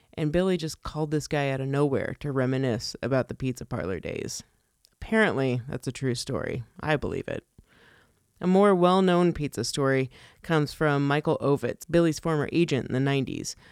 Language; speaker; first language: English; early bilingual, other home language; Italian